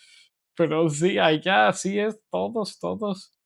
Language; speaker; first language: Spanish; non-native, learner; English